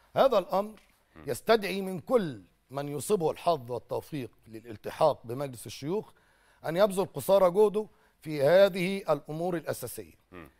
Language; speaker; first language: Arabic; native; Arabic